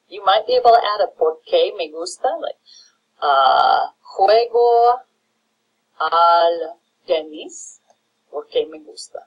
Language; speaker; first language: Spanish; non-native, fluent; English